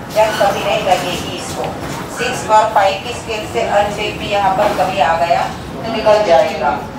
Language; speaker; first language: Hindi; non-native, local second language; Gujarati